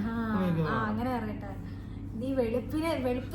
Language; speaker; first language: Malayalam; native; Malayalam